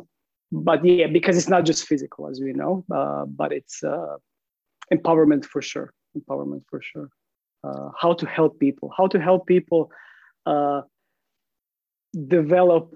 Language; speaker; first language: English; non-native, fluent; Croatian